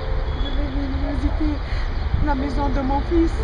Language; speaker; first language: French; non-native, local second language; Arabic